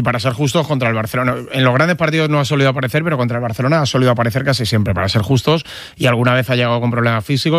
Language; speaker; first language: Spanish; native; Spanish